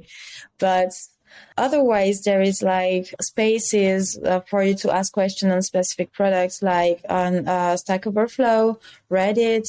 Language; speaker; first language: English; non-native, fluent; French